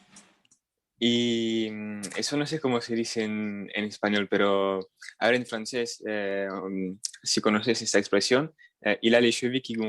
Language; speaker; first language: Spanish; non-native, fluent; French